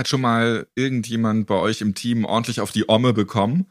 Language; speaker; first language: German; native; German